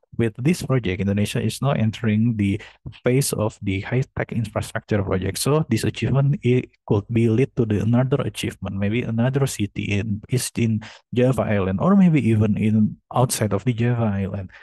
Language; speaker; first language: English; non-native, fluent; Indonesian